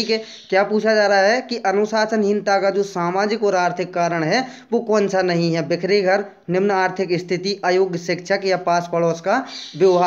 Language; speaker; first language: Hindi; native; Hindi